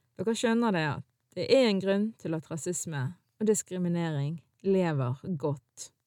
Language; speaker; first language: Norwegian; early bilingual, other home language; Arabic